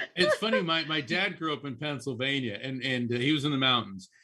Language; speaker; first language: English; early bilingual, other home language; Italian